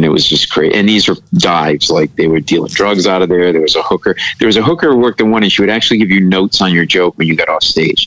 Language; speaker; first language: English; native; English